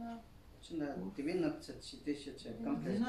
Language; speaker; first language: Russian; non-native, learner; Chinese